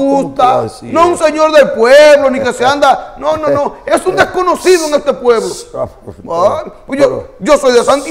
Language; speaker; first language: Spanish; native; Spanish